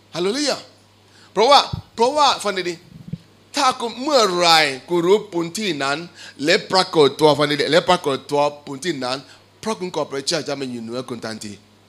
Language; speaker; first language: Thai; non-native, fluent; Igbo